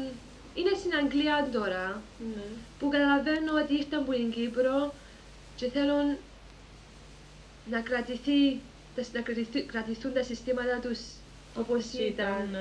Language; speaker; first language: Greek; early bilingual, heritage; Greek